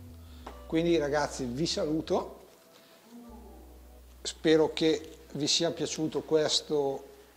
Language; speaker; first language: Italian; native; Italian